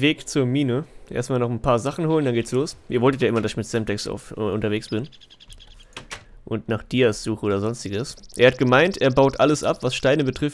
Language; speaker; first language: German; native; German